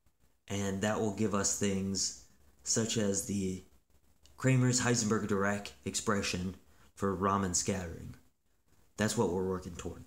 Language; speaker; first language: English; native; English